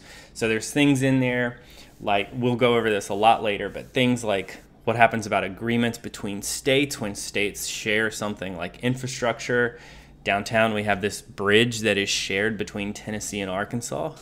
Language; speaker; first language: English; native; English